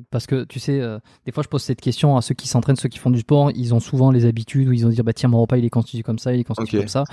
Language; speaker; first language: French; native; French